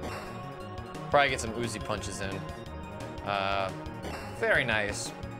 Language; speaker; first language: English; native; English